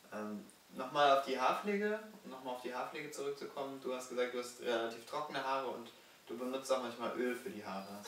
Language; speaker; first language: German; native; German